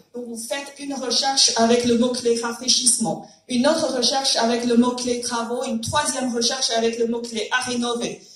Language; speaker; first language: French; non-native, fluent; Chinese